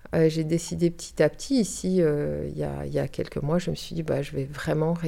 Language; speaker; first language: French; early bilingual, heritage; French